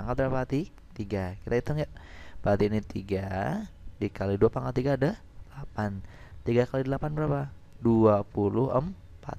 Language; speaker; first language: Indonesian; native; Indonesian